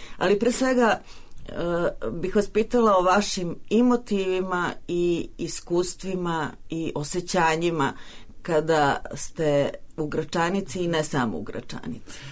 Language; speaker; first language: Serbian; native; Serbian